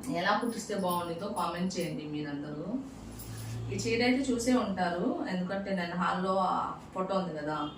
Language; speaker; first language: Telugu; non-native, local second language; Urdu